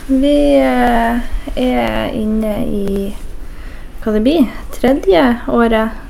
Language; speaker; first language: Norwegian; native; Norwegian